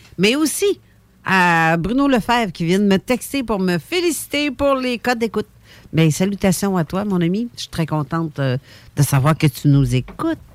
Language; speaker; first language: French; native; French